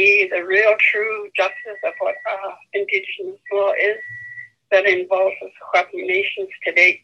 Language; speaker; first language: English; non-native, fluent; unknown